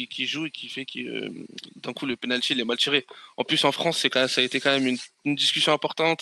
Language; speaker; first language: French; native; French